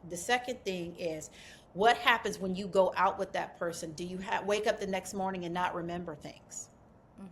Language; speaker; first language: English; native; English